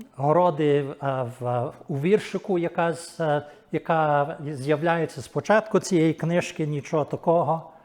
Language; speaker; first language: Ukrainian; early bilingual, heritage; Ukrainian